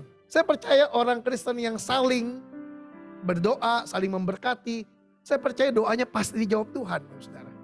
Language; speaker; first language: Indonesian; native; Indonesian